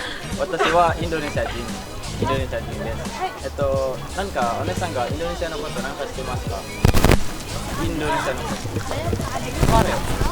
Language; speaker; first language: Japanese; non-native, learner; Indonesian